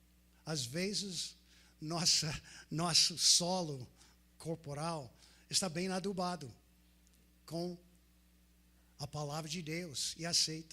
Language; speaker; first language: Portuguese; non-native, fluent; English